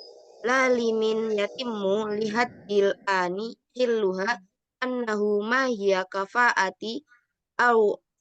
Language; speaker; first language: Arabic; non-native, learner; Indonesian